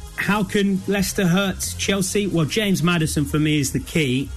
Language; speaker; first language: English; native; English